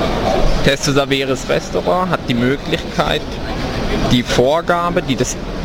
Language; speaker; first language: German; native; German